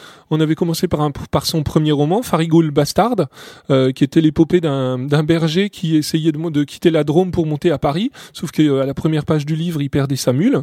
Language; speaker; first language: French; native; French